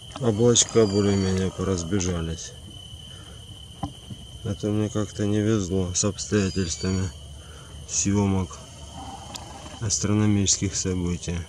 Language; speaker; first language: Russian; native; Russian